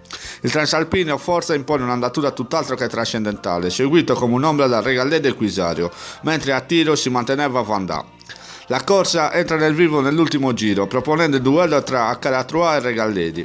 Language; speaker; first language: Italian; native; Italian